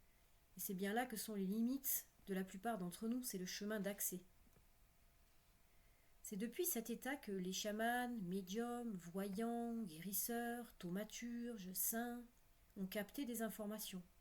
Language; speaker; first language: French; native; French